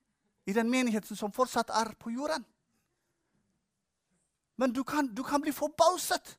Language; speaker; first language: Norwegian; non-native, fluent; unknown